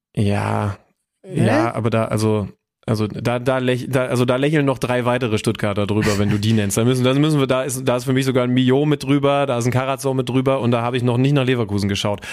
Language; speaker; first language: German; native; German